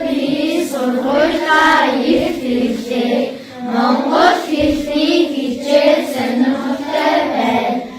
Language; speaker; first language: Mongolian; non-native, learner; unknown